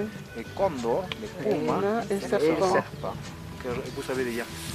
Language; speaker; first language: French; non-native, learner; Spanish